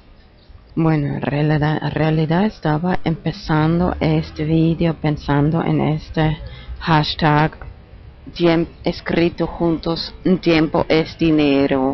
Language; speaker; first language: Spanish; non-native, fluent; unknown